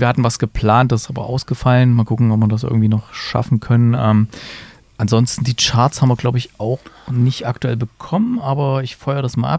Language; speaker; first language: German; native; German